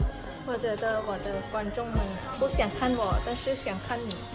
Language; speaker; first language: Chinese; non-native, learner; Thai